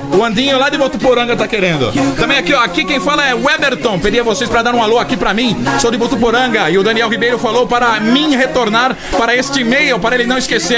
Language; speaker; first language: Portuguese; native; Portuguese